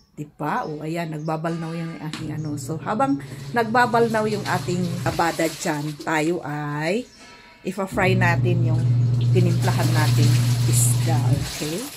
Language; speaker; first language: Filipino; non-native, local second language; Iloko